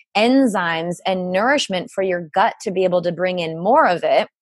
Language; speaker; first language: English; native; English